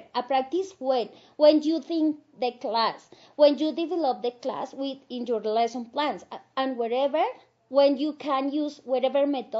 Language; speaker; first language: English; non-native, fluent; Spanish